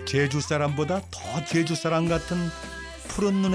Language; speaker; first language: Korean; native; Korean